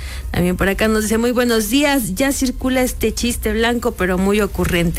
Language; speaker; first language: Spanish; native; Spanish